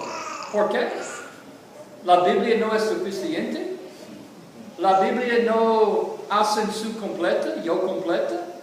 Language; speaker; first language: Spanish; non-native, learner; English